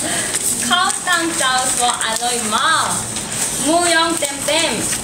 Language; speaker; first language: Thai; non-native, learner; Korean